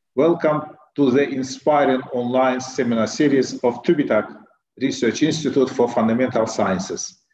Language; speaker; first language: English; non-native, fluent; Turkish